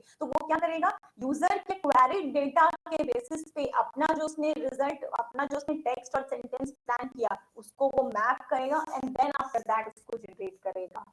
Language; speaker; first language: Hindi; native; Hindi